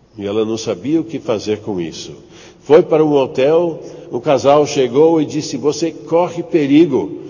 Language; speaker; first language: Portuguese; non-native, fluent; English